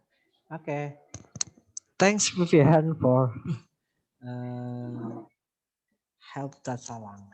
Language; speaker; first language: English; non-native, learner; Indonesian